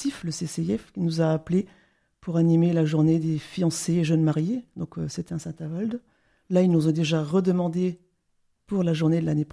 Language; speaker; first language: French; native; French